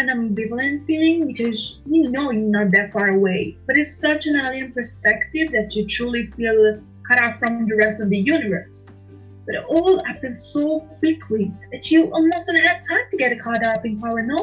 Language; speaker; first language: English; non-native, fluent; Italian